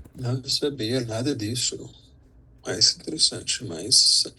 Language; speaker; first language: Portuguese; non-native, learner; English